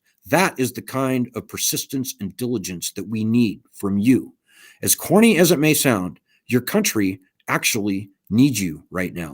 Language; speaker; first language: English; native; English